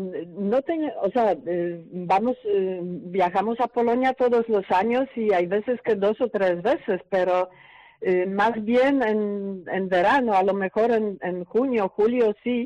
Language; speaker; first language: Spanish; non-native, fluent; Polish